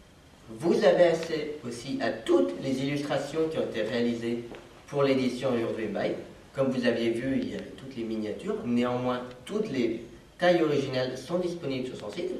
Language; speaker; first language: French; native; French